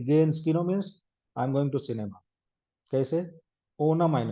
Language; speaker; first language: German; non-native, fluent; Hindi